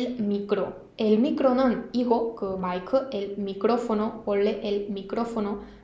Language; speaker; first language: Spanish; non-native, fluent; Korean